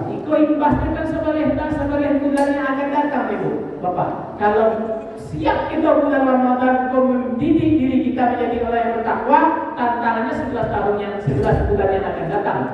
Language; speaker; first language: Indonesian; non-native, local second language; Minangkabau